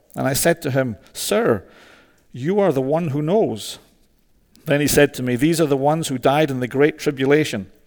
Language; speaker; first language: English; native; English